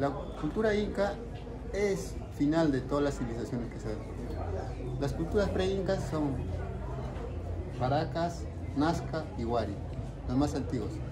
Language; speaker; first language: Spanish; native; Spanish